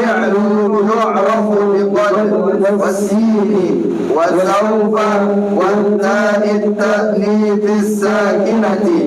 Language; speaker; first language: Arabic; non-native, learner; Indonesian